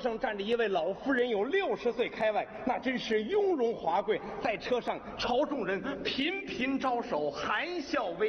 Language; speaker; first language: Chinese; native; Chinese